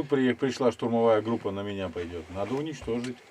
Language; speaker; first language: Russian; native; Russian